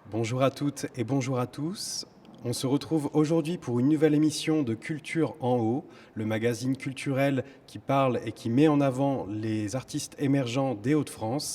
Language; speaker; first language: French; native; French